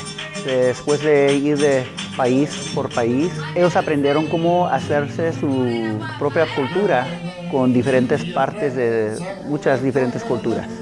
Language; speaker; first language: Spanish; early bilingual, heritage; Spanish